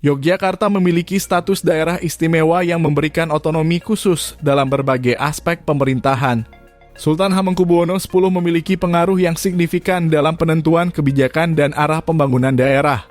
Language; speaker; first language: Indonesian; native; Indonesian